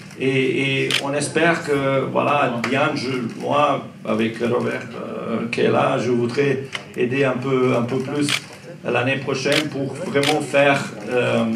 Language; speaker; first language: French; non-native, learner; Croatian